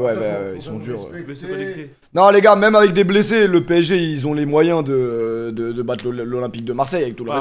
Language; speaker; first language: French; native; French